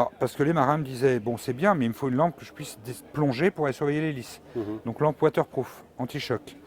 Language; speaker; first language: French; native; French